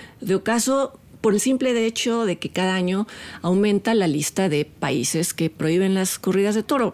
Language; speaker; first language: Spanish; native; Spanish